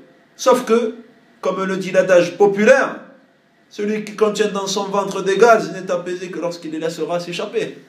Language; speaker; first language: French; native; French